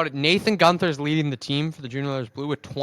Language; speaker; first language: English; native; English